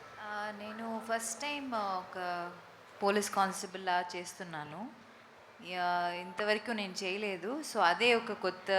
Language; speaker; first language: Telugu; non-native, fluent; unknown